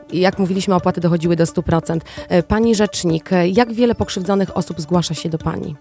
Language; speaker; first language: Polish; native; Polish